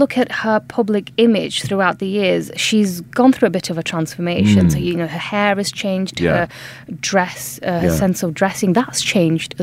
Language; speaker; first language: English; native; English